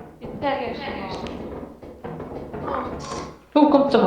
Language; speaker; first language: Korean; native; Korean